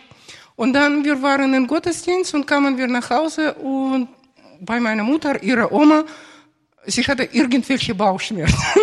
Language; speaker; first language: German; non-native, fluent; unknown